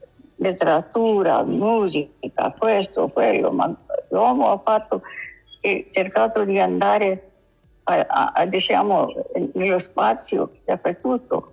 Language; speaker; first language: Italian; non-native, learner; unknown